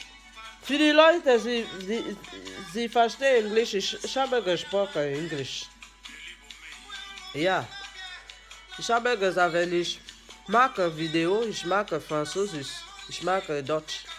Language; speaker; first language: German; non-native, learner; French